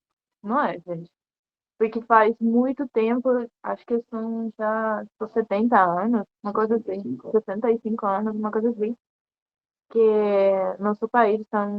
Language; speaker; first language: Portuguese; non-native, learner; Spanish